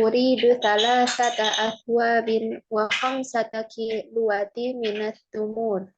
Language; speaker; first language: Arabic; non-native, learner; Indonesian